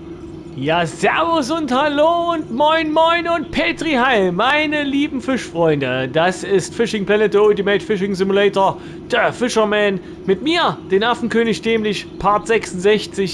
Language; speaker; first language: German; native; German